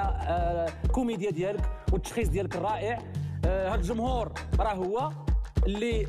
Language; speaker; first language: Arabic; native; Arabic